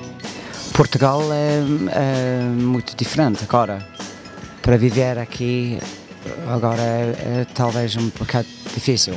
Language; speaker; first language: Portuguese; non-native, learner; English